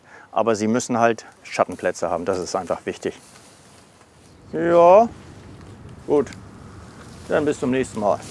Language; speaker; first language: German; native; German